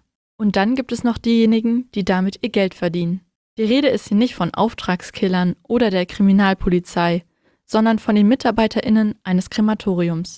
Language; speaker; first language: German; native; German